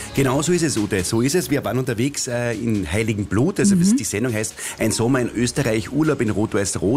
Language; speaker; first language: German; native; German